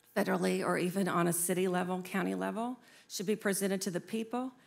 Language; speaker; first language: English; native; English